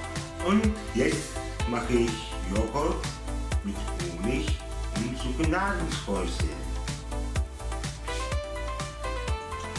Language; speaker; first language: German; non-native, learner; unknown